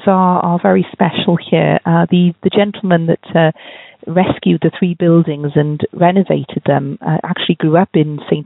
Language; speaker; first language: English; native; English